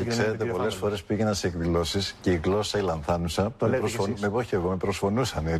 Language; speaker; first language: Greek; native; Greek